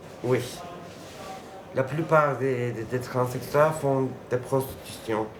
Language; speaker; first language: French; non-native, fluent; Turkish